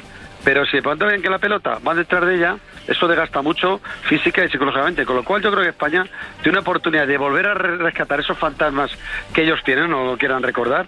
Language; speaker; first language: Spanish; native; Spanish